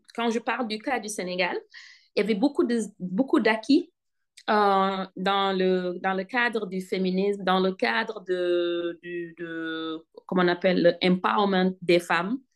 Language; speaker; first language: French; non-native, local second language; Wolof